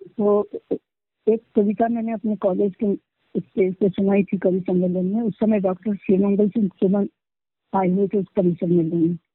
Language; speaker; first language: Hindi; non-native, local second language; Marathi